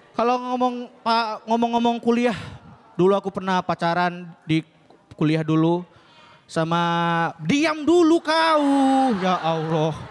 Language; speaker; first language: Indonesian; native; Indonesian